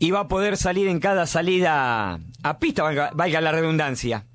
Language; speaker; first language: Spanish; native; Spanish